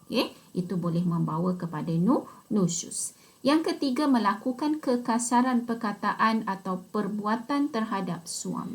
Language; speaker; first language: Malay; native; Malay